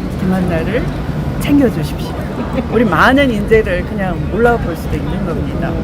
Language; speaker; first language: Korean; native; Korean